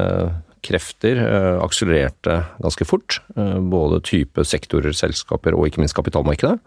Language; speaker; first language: Norwegian; native; Norwegian